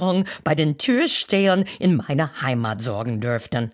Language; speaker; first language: German; non-native, fluent; English